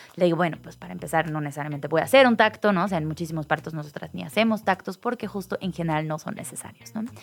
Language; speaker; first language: Spanish; native; Spanish